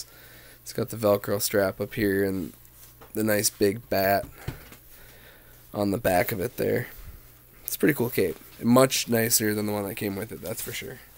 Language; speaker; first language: English; native; English